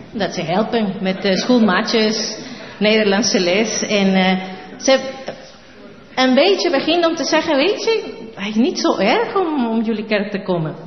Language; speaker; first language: Dutch; non-native, learner; Spanish